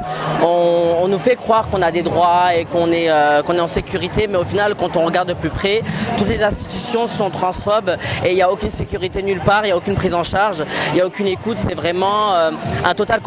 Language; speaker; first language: French; native; French